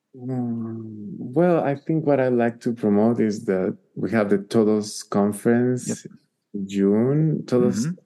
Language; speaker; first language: English; non-native, fluent; Spanish